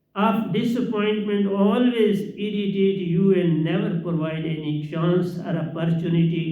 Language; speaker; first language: English; non-native, local second language; Hindi